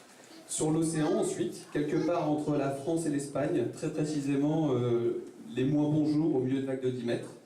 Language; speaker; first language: French; native; French